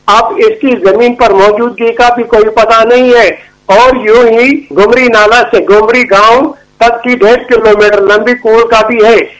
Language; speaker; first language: Urdu; non-native, local second language; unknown